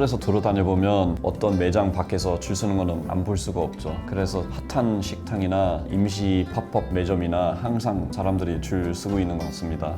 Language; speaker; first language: Korean; non-native, fluent; English